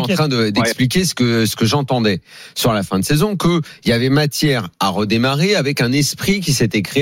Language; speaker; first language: French; native; French